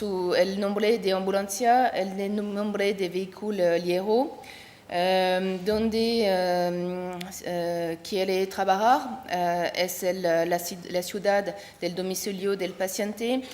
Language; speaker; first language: Spanish; non-native, learner; French